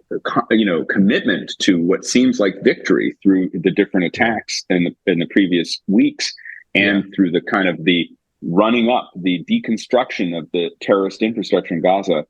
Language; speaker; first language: English; native; English